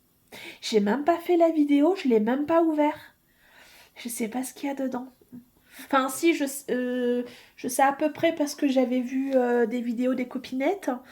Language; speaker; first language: French; native; French